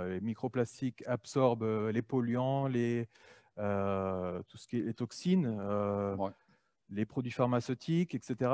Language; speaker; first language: French; native; French